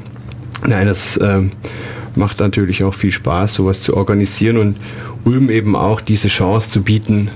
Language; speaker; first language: German; native; German